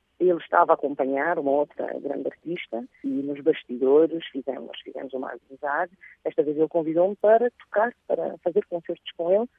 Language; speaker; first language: Portuguese; non-native, local second language; Kabuverdianu